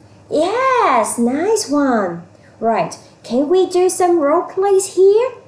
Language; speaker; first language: English; non-native, fluent; Vietnamese